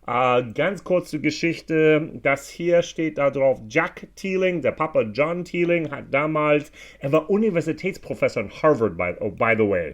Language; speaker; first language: German; non-native, fluent; English